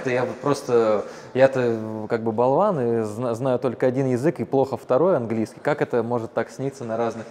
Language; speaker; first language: Russian; native; Russian